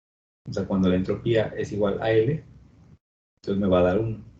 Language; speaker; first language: Spanish; native; Spanish